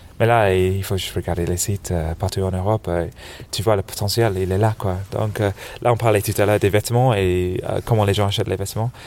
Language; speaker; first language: French; non-native, fluent; English